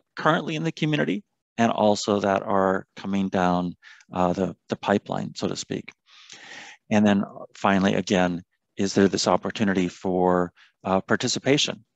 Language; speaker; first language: English; native; English